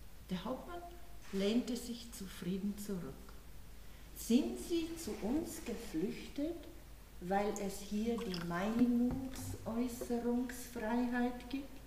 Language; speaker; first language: German; non-native, fluent; Slovak